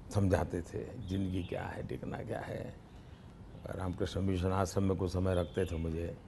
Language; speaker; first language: Hindi; non-native, local second language; Gujarati